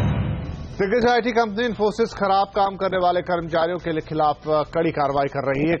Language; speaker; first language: Hindi; native; Hindi